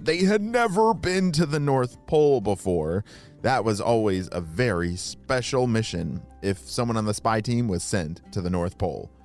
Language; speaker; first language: English; native; English